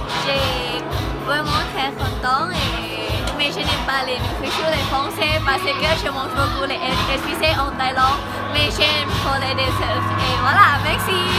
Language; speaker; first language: French; non-native, learner; Thai